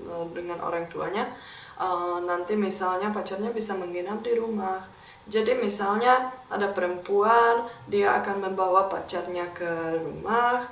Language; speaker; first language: Indonesian; non-native, fluent; Czech